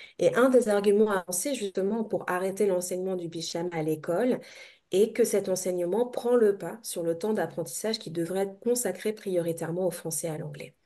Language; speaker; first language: French; native; French